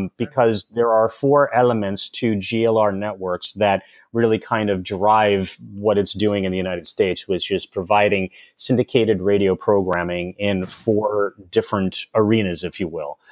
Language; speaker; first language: English; native; English